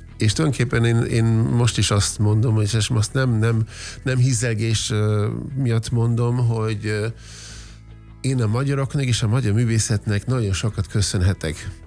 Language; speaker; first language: Hungarian; non-native, fluent; German